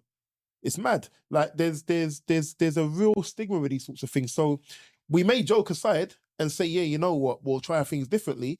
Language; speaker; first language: English; native; English